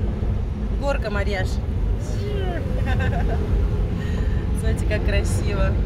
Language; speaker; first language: Russian; native; Russian